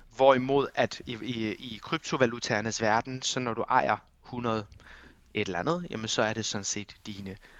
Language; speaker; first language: Danish; early bilingual, other home language; Armenian